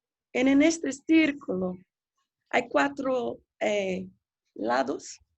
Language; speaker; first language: Spanish; non-native, fluent; Portuguese